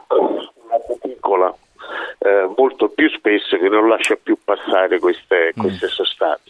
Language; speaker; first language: Italian; native; Italian